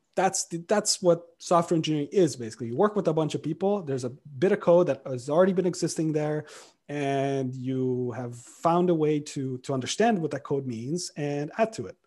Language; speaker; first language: English; early bilingual, other home language; Romanian